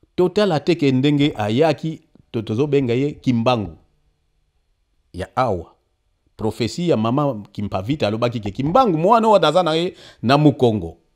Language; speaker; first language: Lingala; non-native, local second language; Kongo